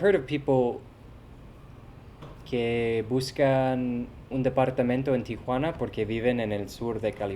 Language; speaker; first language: Spanish; non-native, fluent; English